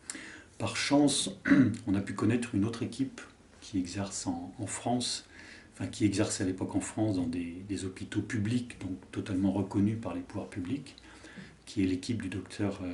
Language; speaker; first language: French; native; French